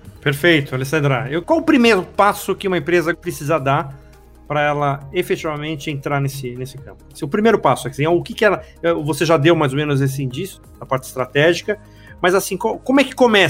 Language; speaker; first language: Portuguese; native; Portuguese